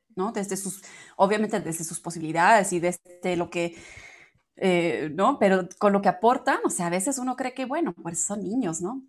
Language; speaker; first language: Spanish; non-native, fluent; German